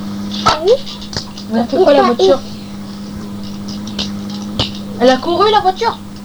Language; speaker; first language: French; native; French